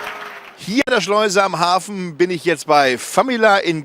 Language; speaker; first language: German; native; German